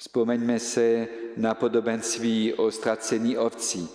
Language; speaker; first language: Czech; non-native, fluent; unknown